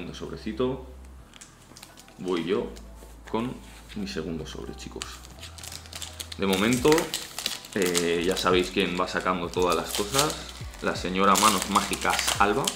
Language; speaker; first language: Spanish; native; Spanish